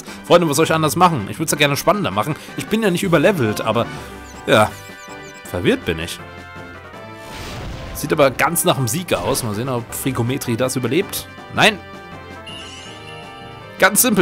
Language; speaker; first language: German; native; German